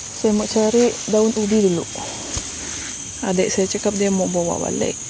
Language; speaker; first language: Malay; non-native, local second language; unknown